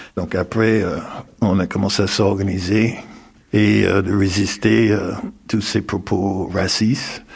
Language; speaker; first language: French; non-native, fluent; English